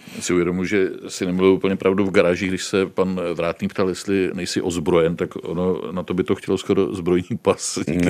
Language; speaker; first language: Czech; native; Czech